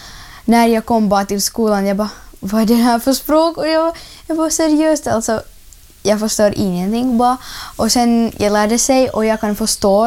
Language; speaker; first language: Swedish; early bilingual, other home language; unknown